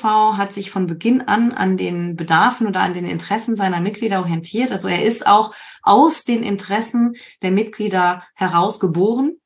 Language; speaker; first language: German; native; German